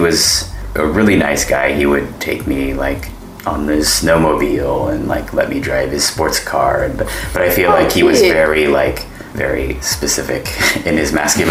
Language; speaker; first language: English; native; English